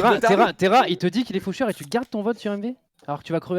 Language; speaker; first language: French; native; French